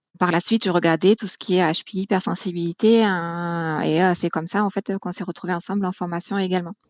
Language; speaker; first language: French; non-native, fluent; German